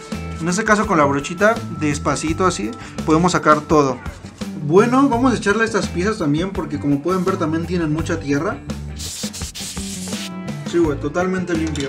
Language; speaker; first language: Spanish; native; Spanish